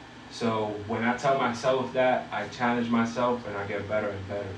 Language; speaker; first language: English; early bilingual, other home language; Spanish